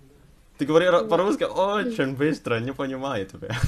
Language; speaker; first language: Russian; non-native, learner; Indonesian